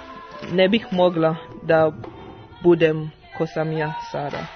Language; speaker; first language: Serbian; non-native, learner; English